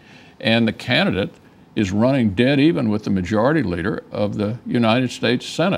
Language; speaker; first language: English; native; English